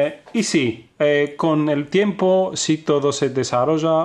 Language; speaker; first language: Spanish; non-native, fluent; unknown